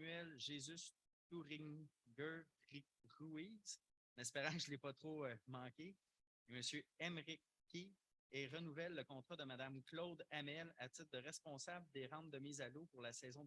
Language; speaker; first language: French; native; French